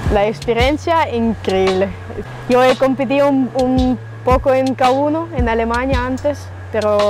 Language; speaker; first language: Spanish; non-native, learner; German